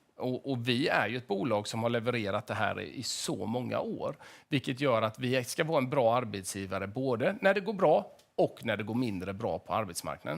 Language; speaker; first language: Swedish; native; Swedish